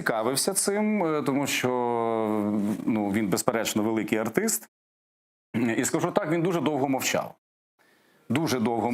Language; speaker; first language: Ukrainian; native; Ukrainian